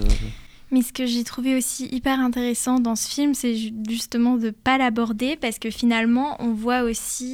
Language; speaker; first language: French; native; French